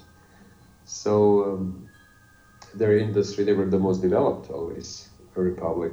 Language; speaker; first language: English; non-native, fluent; Bosnian